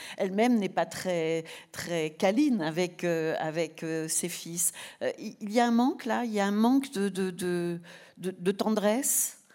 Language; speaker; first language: French; native; French